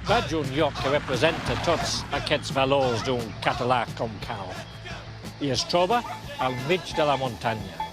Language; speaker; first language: Catalan; non-native, learner; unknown